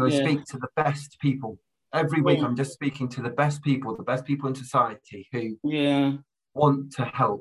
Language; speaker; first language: English; native; English